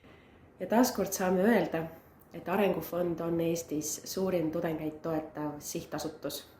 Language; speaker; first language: Estonian; native; Estonian